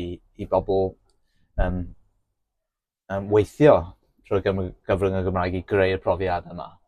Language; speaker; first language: Welsh; non-native, local second language; English